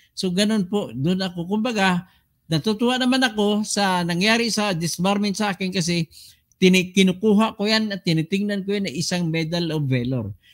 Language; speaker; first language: Filipino; non-native, local second language; Cebuano